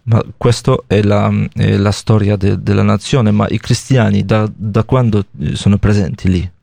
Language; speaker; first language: Italian; non-native, fluent; Polish